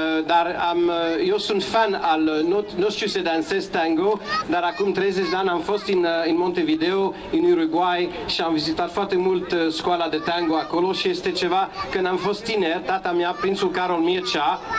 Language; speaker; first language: Romanian; non-native, learner; French